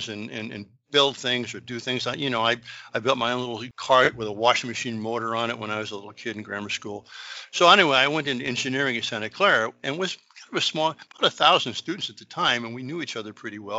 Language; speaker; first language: English; native; English